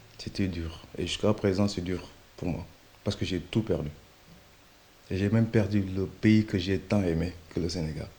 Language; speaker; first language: French; non-native, local second language; Wolof